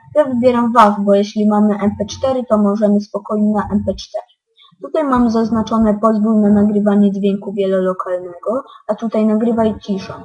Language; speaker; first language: Polish; native; Polish